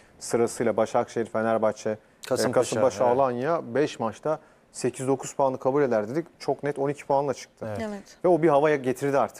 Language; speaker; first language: Turkish; native; Turkish